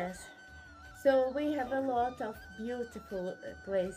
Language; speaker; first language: English; non-native, fluent; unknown